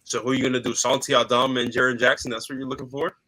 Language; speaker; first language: English; native; English